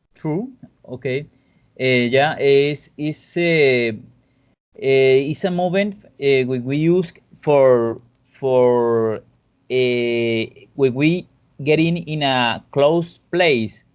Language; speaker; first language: English; non-native, fluent; Spanish